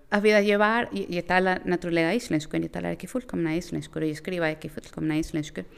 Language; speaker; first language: Icelandic; non-native, fluent; Lithuanian